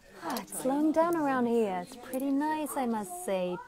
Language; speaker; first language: English; non-native, fluent; French